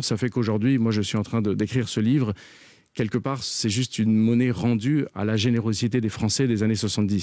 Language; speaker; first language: French; early bilingual, heritage; Spanish